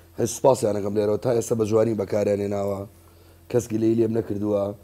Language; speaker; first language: Central Kurdish; native; Central Kurdish